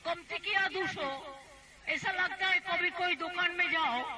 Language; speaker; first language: Hindi; non-native, local second language; Bangla